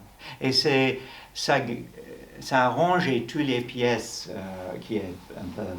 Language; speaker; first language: French; non-native, learner; English